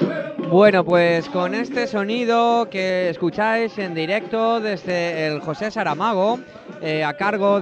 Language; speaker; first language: Spanish; native; Spanish